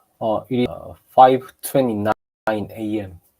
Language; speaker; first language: English; non-native, learner; Japanese